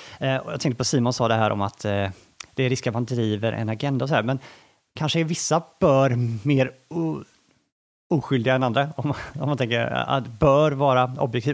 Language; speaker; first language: Swedish; native; Swedish